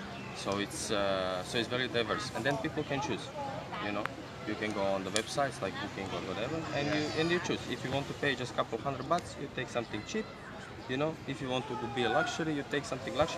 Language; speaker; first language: English; non-native, fluent; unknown